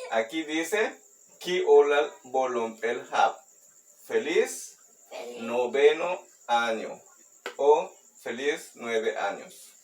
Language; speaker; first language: Spanish; native; Spanish